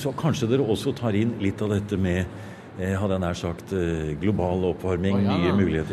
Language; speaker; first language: Norwegian; native; Norwegian